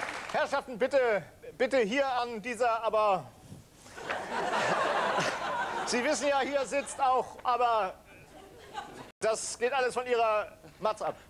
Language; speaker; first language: German; native; German